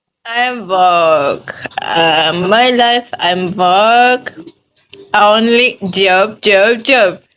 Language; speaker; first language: English; non-native, learner; Tajik